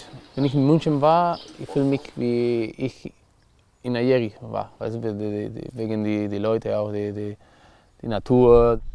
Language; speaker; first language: German; non-native, learner; Spanish